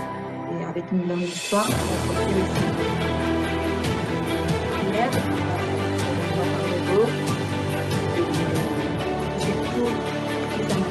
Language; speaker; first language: French; non-native, fluent; Spanish